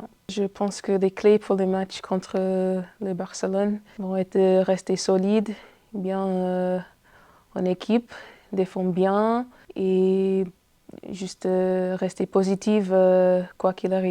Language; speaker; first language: French; non-native, fluent; English